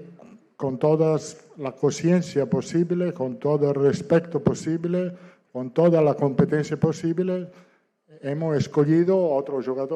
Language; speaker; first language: Spanish; non-native, fluent; Italian